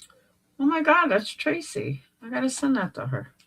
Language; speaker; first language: English; native; English